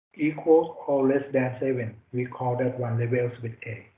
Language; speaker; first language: English; non-native, fluent; Thai